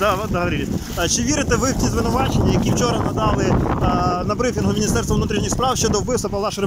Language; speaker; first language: Ukrainian; native; Ukrainian